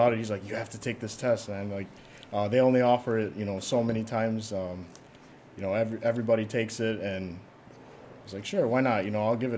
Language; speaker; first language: English; native; English